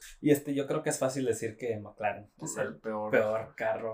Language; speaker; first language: Spanish; native; Spanish